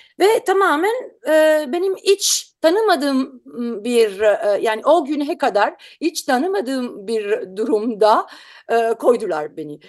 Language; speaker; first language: Turkish; non-native, learner; Italian